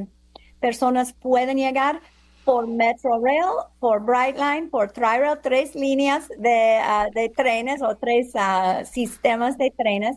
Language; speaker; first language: Spanish; non-native, fluent; English